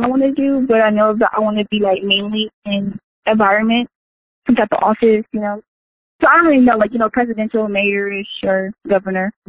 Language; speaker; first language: English; native; English